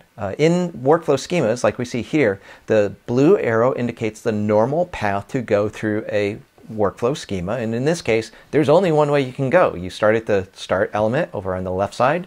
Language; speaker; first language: English; native; English